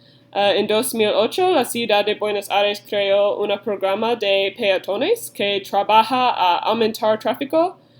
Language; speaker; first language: Spanish; non-native, learner; English